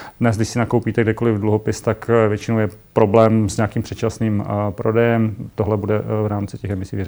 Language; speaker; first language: Czech; native; Czech